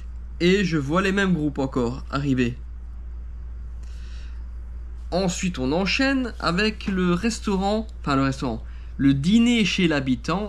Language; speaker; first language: French; native; French